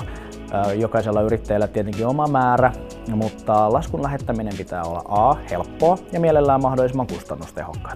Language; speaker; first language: Finnish; native; Finnish